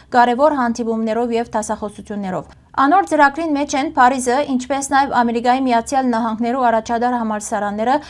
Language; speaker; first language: Armenian; early bilingual, heritage; Armenian